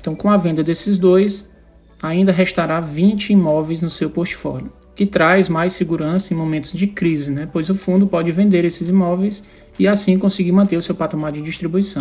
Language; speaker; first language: Portuguese; native; Portuguese